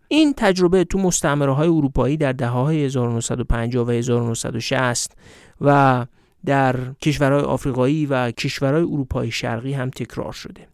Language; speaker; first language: Persian; native; Persian